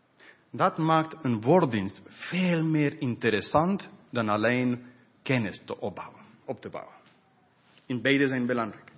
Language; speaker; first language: Dutch; non-native, fluent; English